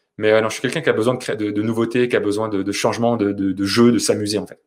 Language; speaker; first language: French; native; French